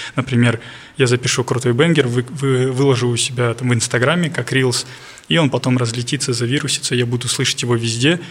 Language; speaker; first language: Russian; non-native, local second language; Kazakh